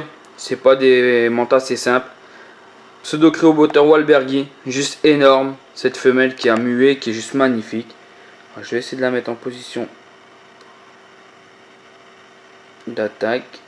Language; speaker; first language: French; native; French